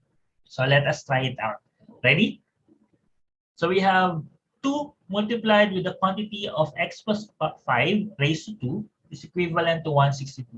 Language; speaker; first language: English; non-native, local second language; Filipino